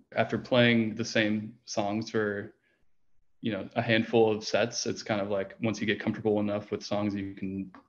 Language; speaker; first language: English; native; English